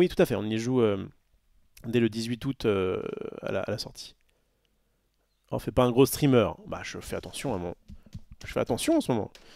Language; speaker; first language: French; native; French